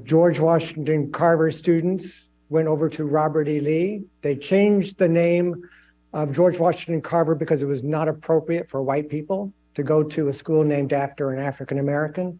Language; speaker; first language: English; native; English